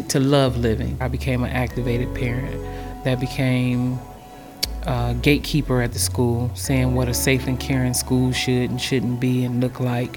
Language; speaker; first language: English; native; English